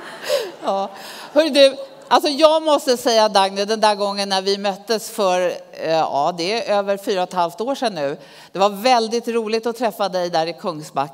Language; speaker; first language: Swedish; native; Swedish